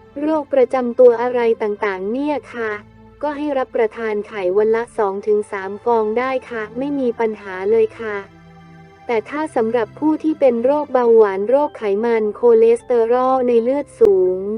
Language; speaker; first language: Thai; native; Thai